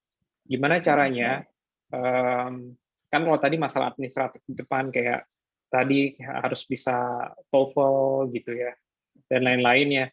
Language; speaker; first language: Indonesian; native; Indonesian